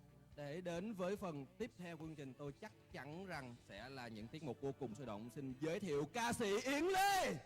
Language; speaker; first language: Vietnamese; native; Vietnamese